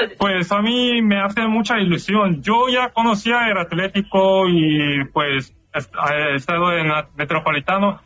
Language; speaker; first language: Spanish; non-native, learner; Korean